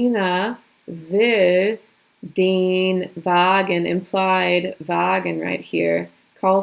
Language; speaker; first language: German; non-native, fluent; English